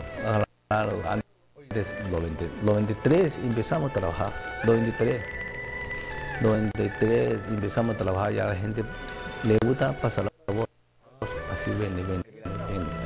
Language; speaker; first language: Spanish; non-native, learner; Cantonese